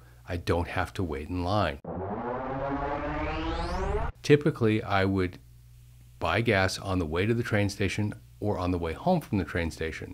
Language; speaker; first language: English; native; English